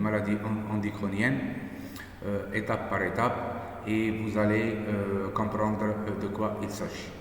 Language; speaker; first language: French; non-native, local second language; Arabic